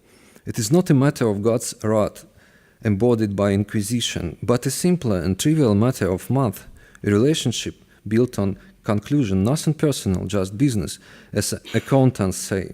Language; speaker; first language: English; non-native, fluent; Russian